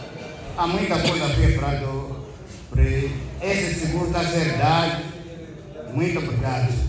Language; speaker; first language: Portuguese; non-native, learner; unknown